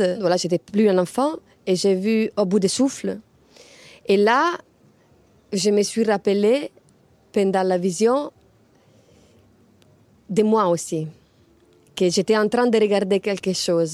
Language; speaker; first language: French; non-native, fluent; Italian